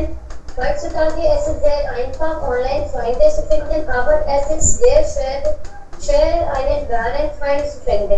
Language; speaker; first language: German; non-native, learner; Hindi